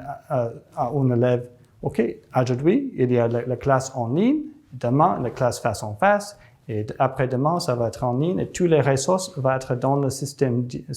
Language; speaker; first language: French; non-native, learner; English